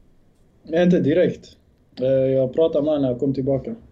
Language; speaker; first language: Swedish; early bilingual, other home language; Bosnian